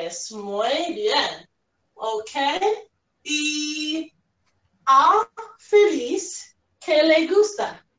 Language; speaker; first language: Spanish; non-native, fluent; English